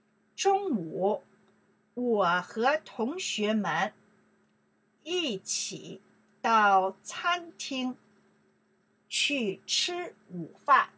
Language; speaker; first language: Chinese; non-native, learner; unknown